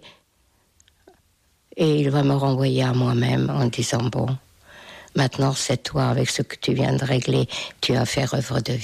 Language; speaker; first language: French; non-native, fluent; Hungarian